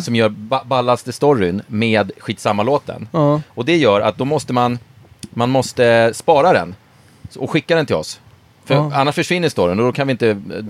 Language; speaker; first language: Swedish; native; Swedish